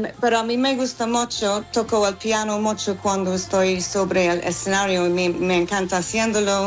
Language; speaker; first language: Spanish; non-native, fluent; English